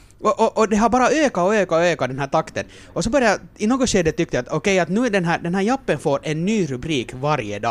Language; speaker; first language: Swedish; native; Swedish